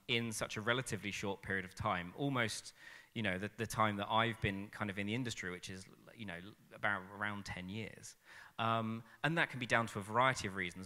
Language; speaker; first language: English; native; English